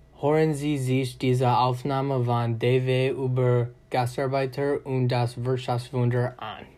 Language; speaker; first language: German; non-native, learner; English